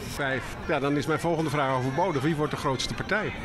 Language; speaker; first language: Dutch; native; Dutch